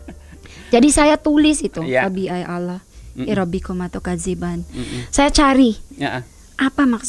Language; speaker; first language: Indonesian; non-native, fluent; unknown